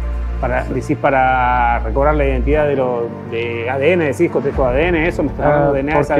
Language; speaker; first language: Spanish; native; Spanish